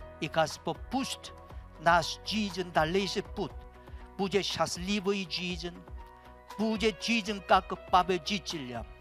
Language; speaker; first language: Russian; non-native, learner; Korean